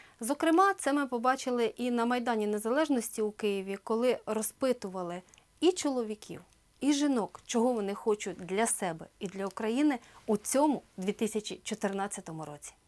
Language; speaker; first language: Ukrainian; native; Ukrainian